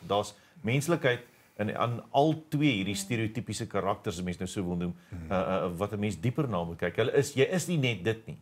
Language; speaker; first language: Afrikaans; native; Afrikaans